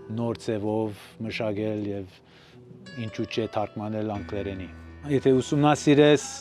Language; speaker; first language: Armenian; early bilingual, heritage; Armenian